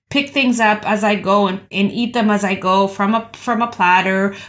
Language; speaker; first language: English; native; English